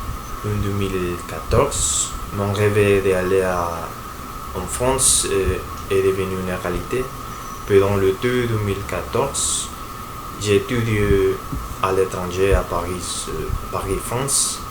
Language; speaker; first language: French; non-native, learner; Spanish